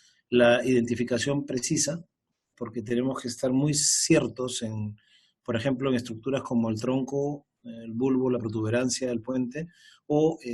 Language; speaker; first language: Spanish; native; Spanish